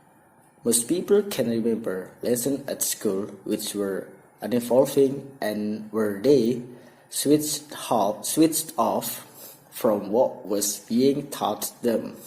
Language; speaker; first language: English; non-native, learner; Indonesian